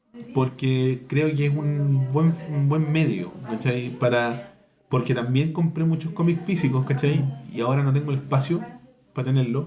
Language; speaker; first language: Spanish; native; Spanish